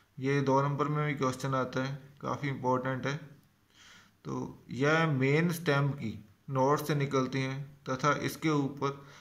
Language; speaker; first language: Hindi; non-native, local second language; Punjabi